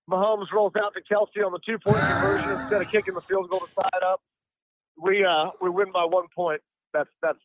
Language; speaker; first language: English; native; English